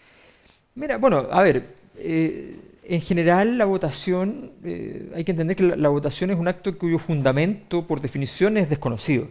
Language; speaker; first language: Spanish; native; Spanish